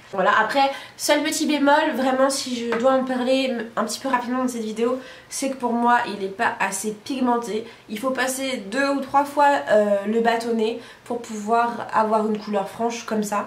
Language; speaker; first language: French; native; French